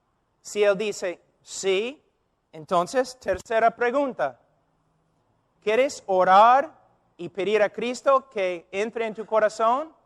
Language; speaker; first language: Spanish; non-native, fluent; English